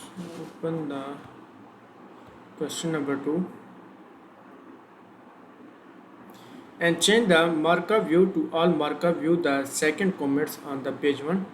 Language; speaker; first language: English; non-native, learner; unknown